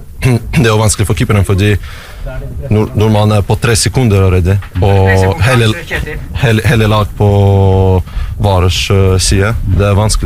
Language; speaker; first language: Norwegian; non-native, fluent; Russian